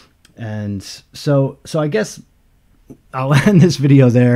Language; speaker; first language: English; native; English